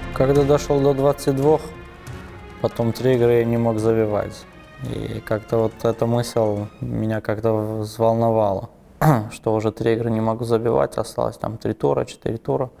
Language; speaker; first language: Russian; non-native, fluent; Armenian